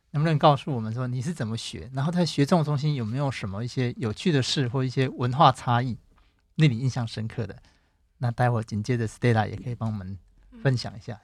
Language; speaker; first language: Chinese; native; Chinese